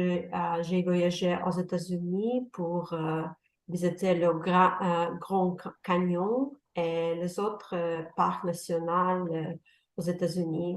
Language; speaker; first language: French; non-native, learner; Russian